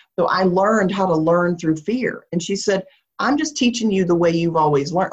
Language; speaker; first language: English; native; English